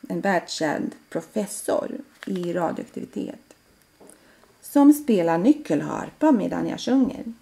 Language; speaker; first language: Swedish; non-native, fluent; Latvian